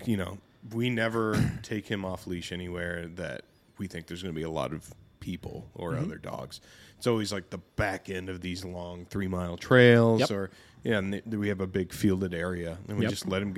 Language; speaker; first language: English; native; English